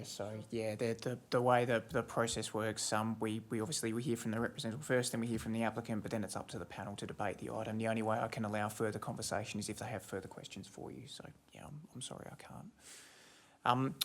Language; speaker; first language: English; native; English